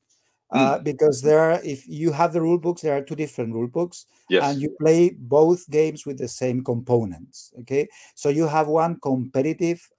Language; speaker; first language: English; non-native, fluent; Spanish